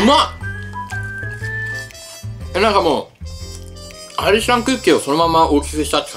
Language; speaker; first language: Japanese; native; Japanese